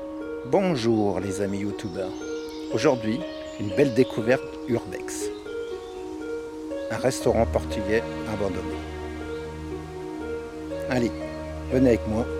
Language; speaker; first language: French; native; French